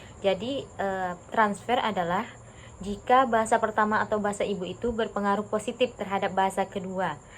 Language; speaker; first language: Indonesian; non-native, local second language; Minangkabau